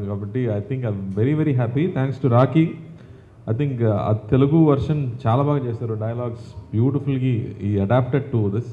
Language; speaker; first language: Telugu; non-native, fluent; Tamil